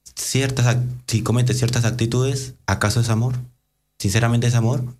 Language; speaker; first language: Spanish; native; Spanish